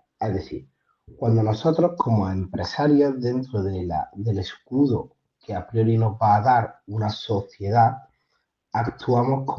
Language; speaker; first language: Spanish; native; Spanish